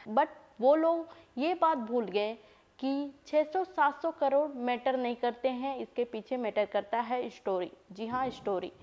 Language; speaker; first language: Hindi; native; Hindi